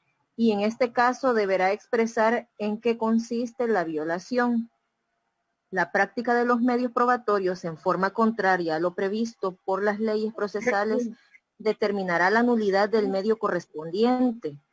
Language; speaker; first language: Spanish; native; Spanish